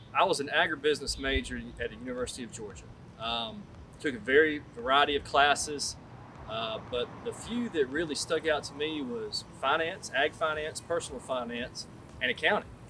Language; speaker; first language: English; native; English